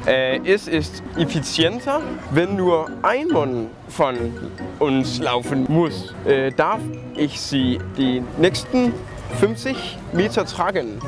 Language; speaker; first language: German; non-native, learner; Danish